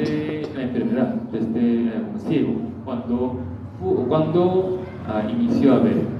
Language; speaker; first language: Spanish; non-native, learner; Korean